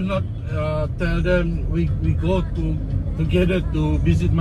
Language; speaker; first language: English; non-native, local second language; Malay